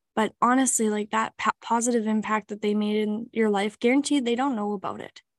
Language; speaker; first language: English; native; English